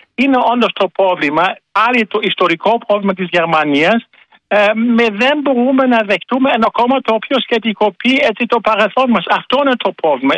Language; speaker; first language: Greek; non-native, fluent; German